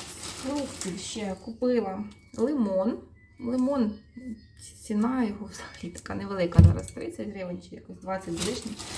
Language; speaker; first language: Ukrainian; non-native, local second language; Russian